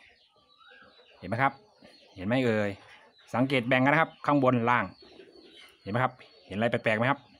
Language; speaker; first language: Thai; native; Thai